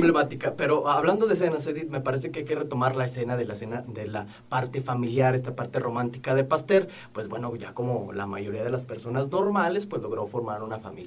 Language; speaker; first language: Spanish; native; Spanish